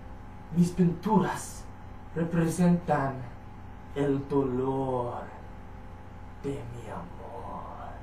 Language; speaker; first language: Spanish; non-native, learner; English